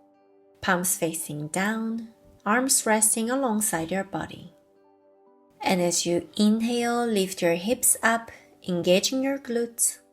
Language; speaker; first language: English; non-native, fluent; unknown